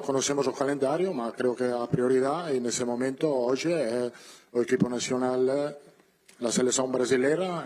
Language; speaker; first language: Portuguese; non-native, learner; Italian